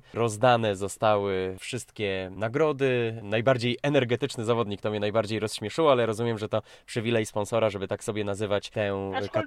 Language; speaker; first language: Polish; native; Polish